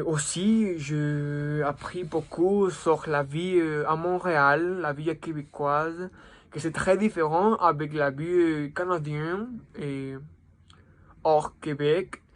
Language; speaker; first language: French; non-native, learner; Spanish